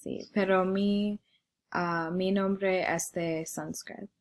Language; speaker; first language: Spanish; non-native, learner; English